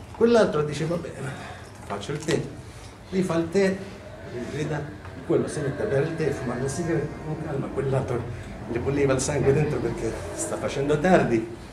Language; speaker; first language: Italian; non-native, fluent; Arabic